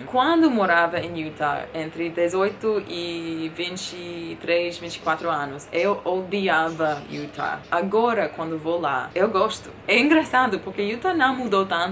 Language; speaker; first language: Portuguese; non-native, fluent; English